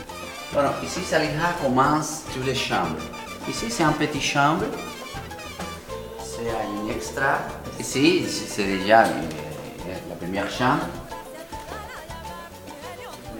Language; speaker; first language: French; non-native, fluent; Spanish